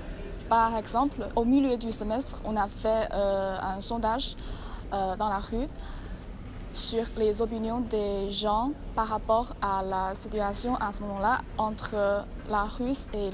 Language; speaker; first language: French; non-native, learner; Chinese